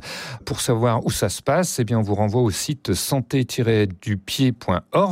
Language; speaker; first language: French; native; French